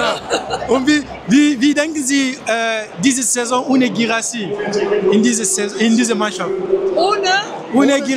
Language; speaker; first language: German; non-native, learner; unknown